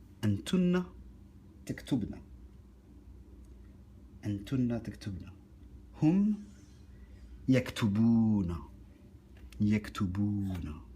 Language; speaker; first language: Arabic; non-native, fluent; French